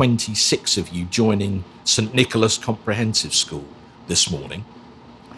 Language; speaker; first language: English; native; English